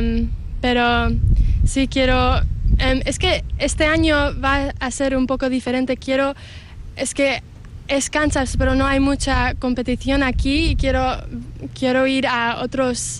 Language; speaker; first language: Spanish; early bilingual, heritage; Spanish